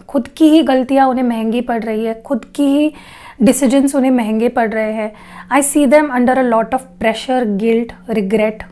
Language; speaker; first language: Hindi; non-native, local second language; Marathi